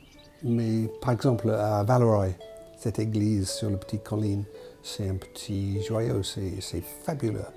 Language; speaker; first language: French; non-native, fluent; English